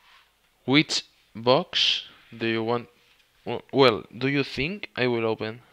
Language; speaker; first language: English; non-native, learner; Spanish